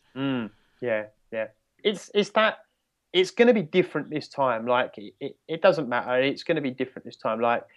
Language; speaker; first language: English; native; English